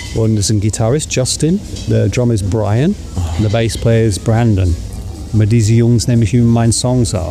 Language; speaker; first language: German; non-native, fluent; English